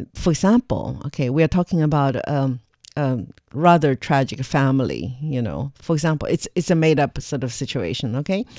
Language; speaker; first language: English; non-native, fluent; Chinese